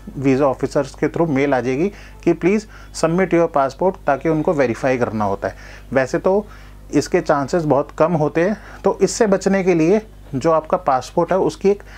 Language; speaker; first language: Hindi; non-native, local second language; Gujarati